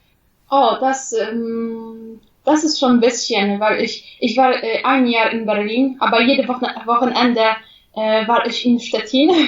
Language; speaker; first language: German; non-native, fluent; Polish